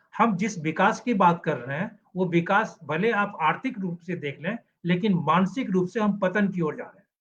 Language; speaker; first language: Hindi; native; Hindi